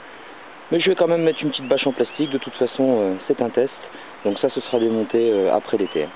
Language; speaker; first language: French; native; French